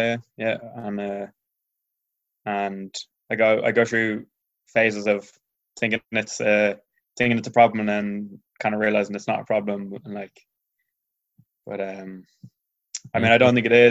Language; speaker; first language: English; native; English